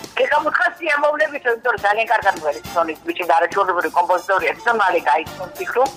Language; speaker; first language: Georgian; native; Georgian